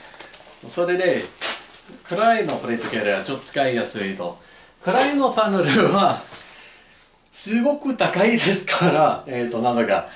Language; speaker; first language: Japanese; non-native, learner; English